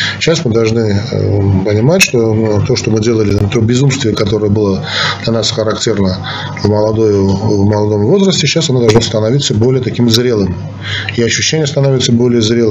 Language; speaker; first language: Russian; non-native, local second language; Armenian